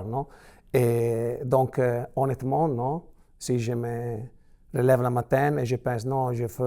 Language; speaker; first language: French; non-native, fluent; Italian